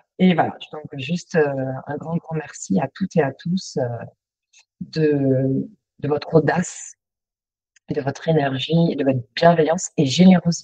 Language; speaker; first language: French; native; French